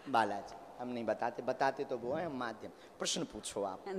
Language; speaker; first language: Hindi; native; Hindi